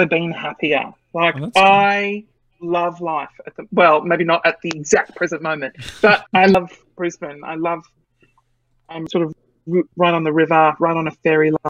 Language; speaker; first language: English; native; English